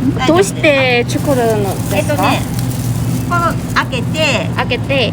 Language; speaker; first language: Japanese; non-native, learner; Korean